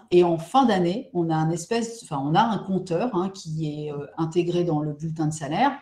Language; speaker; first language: French; native; French